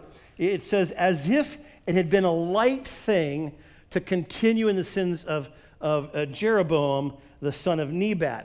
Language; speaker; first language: English; native; English